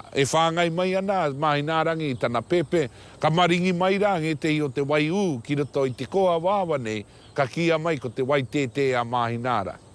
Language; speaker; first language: Māori; native; Māori